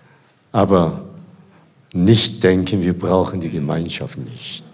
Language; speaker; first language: German; non-native, fluent; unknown